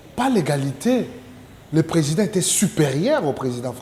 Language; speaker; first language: French; non-native, local second language; Lingala